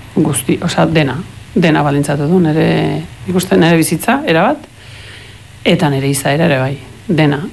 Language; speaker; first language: Basque; early bilingual, heritage; Basque